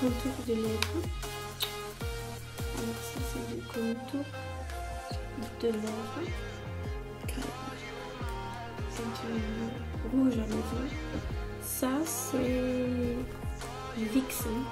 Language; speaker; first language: French; non-native, learner; Romanian